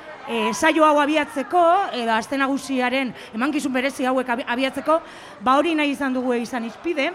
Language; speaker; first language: Basque; native; Basque